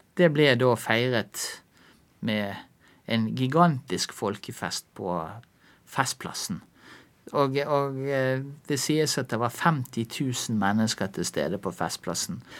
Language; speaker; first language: Norwegian; native; Norwegian